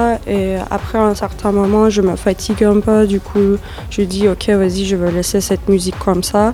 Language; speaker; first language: French; non-native, fluent; Turkish